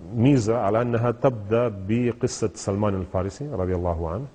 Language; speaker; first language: Arabic; non-native, fluent; Spanish